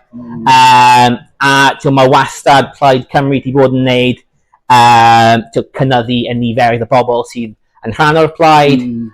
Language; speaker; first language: Welsh; non-native, local second language; English